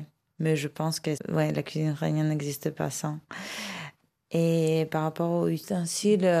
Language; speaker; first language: French; non-native, fluent; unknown